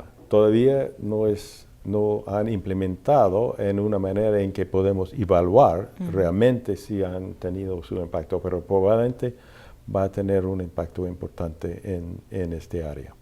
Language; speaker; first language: Spanish; non-native, fluent; English